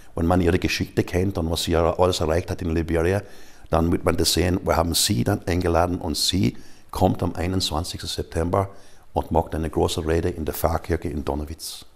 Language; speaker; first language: German; non-native, fluent; English